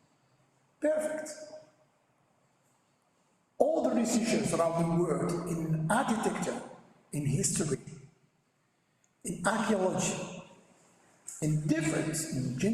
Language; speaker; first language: English; non-native, learner; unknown